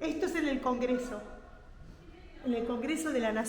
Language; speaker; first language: Spanish; native; Spanish